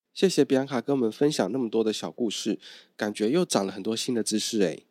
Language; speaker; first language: Chinese; native; Chinese